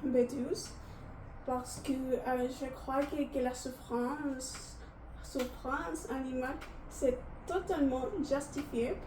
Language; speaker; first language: French; non-native, learner; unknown